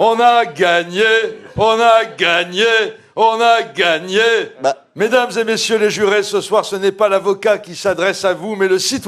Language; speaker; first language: French; native; French